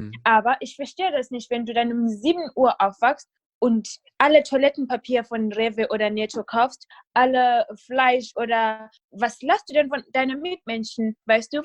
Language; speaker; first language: German; non-native, fluent; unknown